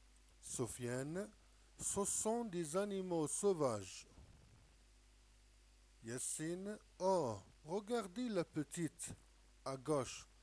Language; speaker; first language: French; non-native, local second language; Arabic